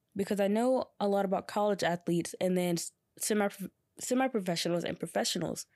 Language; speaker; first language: English; native; English